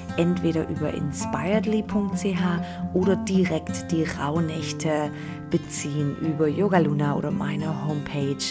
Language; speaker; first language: German; native; German